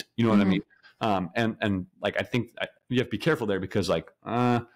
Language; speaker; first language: English; native; English